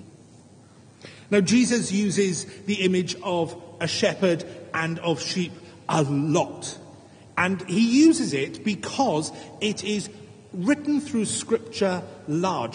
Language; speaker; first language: English; native; English